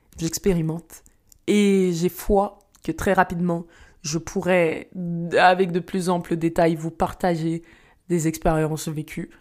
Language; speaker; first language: French; early bilingual, other home language; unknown